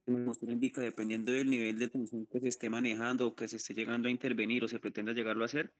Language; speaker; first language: Spanish; native; Spanish